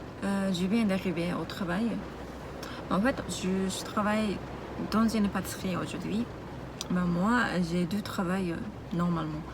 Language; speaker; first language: French; non-native, learner; Japanese